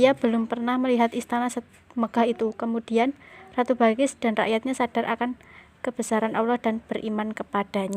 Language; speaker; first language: Indonesian; native; Indonesian